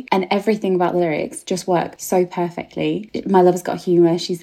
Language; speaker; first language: English; native; English